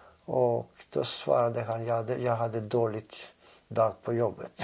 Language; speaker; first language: Swedish; non-native, fluent; Greek